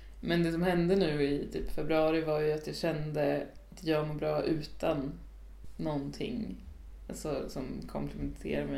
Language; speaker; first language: Swedish; native; Swedish